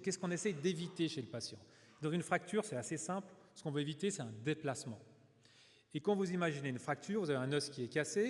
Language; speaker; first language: French; native; French